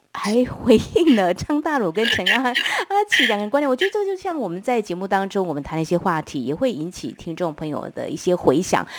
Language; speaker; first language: Chinese; non-native, local second language; Min Nan Chinese